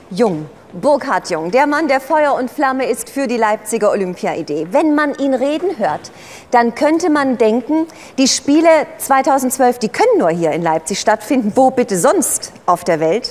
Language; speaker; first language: German; native; German